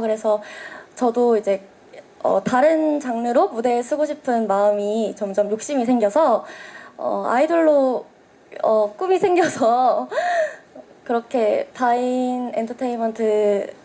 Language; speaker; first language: Korean; early bilingual, heritage; Korean